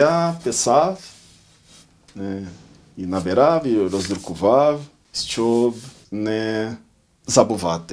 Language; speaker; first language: Ukrainian; non-native, learner; Portuguese